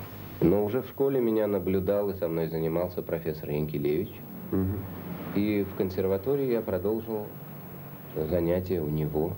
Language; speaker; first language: Russian; native; Russian